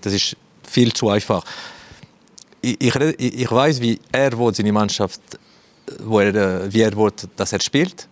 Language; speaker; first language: German; non-native, fluent; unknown